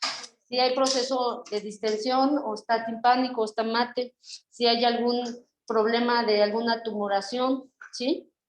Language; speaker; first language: Spanish; native; Spanish